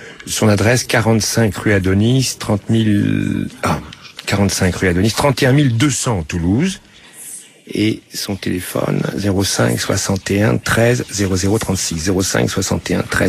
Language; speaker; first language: French; native; French